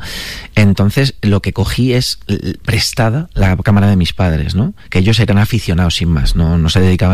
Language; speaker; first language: Spanish; native; Spanish